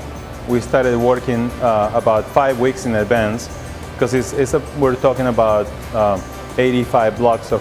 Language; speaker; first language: English; non-native, fluent; Spanish